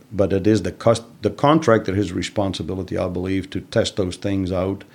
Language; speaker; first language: English; non-native, fluent; Dutch